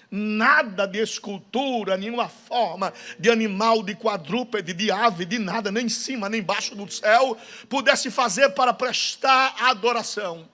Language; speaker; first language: Portuguese; native; Portuguese